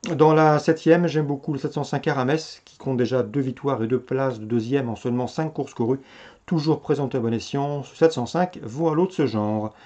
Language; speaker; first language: French; native; French